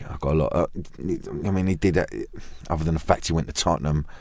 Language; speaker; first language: English; native; English